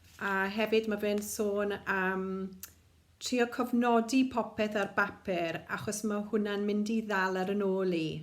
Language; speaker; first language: Welsh; native; Welsh